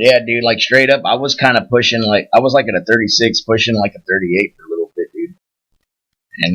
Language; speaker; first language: English; native; English